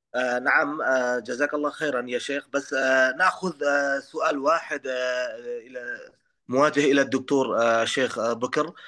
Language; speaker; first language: Arabic; non-native, fluent; Bangla